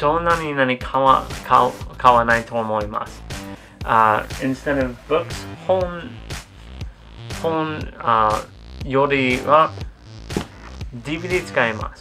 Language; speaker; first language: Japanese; non-native, learner; English